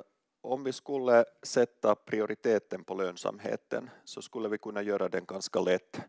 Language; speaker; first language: Swedish; non-native, local second language; Finnish